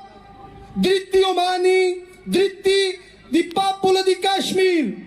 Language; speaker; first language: Italian; non-native, fluent; Urdu